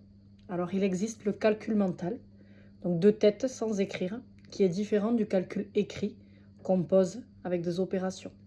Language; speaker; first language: French; native; French